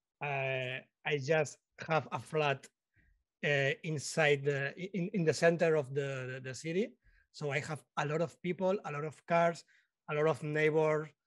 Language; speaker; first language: English; non-native, learner; Spanish